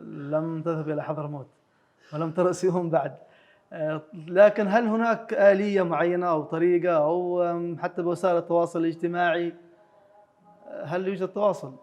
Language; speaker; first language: Arabic; native; Arabic